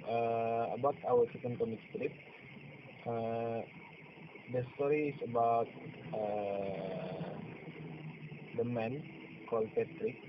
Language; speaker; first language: English; non-native, local second language; Malay